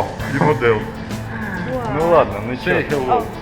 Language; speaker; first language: Russian; native; Russian